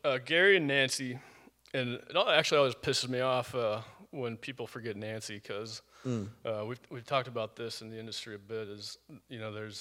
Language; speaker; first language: English; native; English